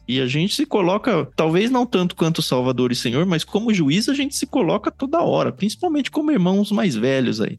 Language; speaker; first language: Portuguese; native; Portuguese